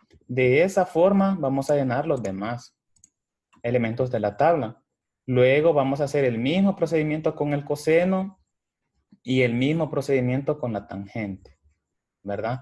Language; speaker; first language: Spanish; native; Spanish